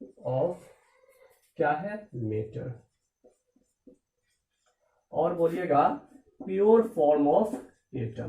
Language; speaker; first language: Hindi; native; Hindi